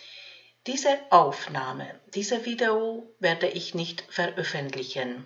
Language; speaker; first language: German; non-native, fluent; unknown